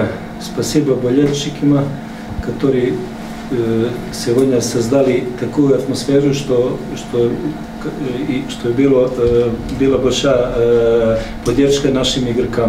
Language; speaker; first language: Russian; non-native, learner; Serbian